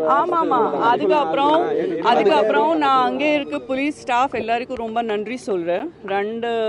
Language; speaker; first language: Tamil; non-native, local second language; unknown